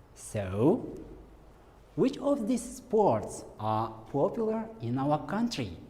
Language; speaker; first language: English; non-native, fluent; Kazakh